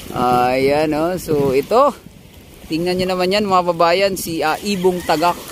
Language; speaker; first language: Filipino; non-native, local second language; Cebuano